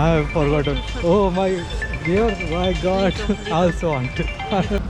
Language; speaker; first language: English; non-native, local second language; Hindi